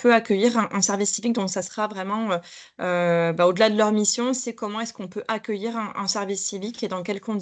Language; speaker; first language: French; native; French